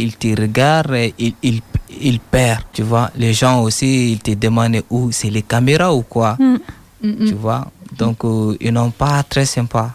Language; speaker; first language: French; non-native, learner; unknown